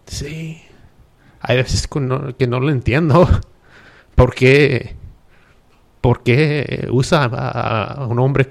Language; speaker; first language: Spanish; early bilingual, heritage; Spanish